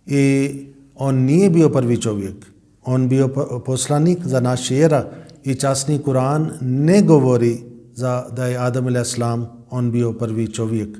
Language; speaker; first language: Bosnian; non-native, learner; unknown